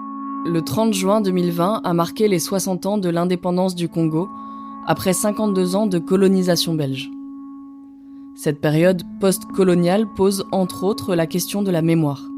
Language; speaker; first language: French; native; French